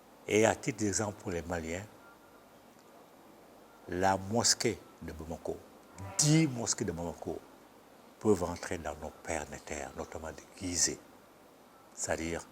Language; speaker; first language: French; non-native, local second language; Bambara